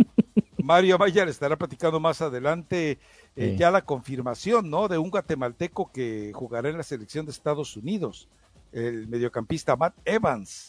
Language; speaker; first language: Spanish; native; Spanish